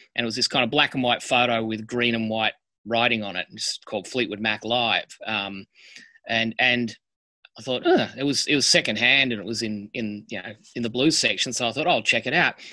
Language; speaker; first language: English; native; English